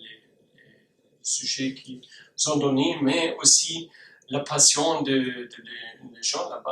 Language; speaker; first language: French; non-native, learner; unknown